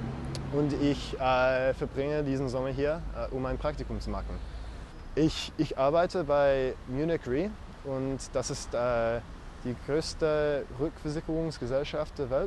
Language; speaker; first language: German; non-native, fluent; English